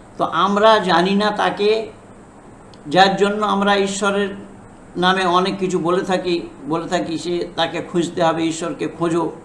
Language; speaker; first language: Bangla; non-native, fluent; Hindi